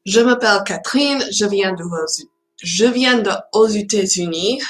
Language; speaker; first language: French; non-native, learner; English